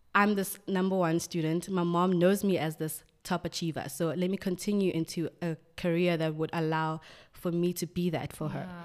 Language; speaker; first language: English; non-native, local second language; Zulu